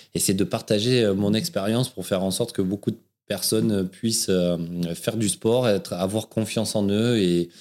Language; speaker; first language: French; native; French